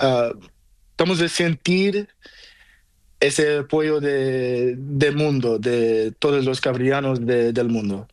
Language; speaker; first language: Spanish; non-native, learner; Portuguese